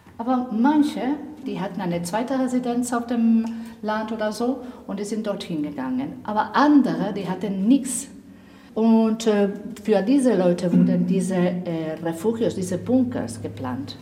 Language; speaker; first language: German; non-native, fluent; Spanish